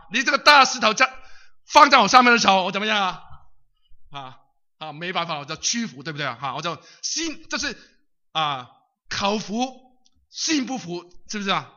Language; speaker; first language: Chinese; non-native, local second language; Cantonese